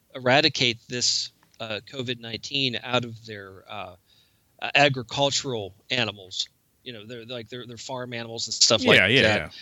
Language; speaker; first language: English; native; English